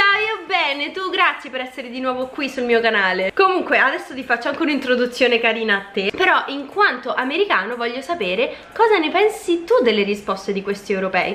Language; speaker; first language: Italian; native; Italian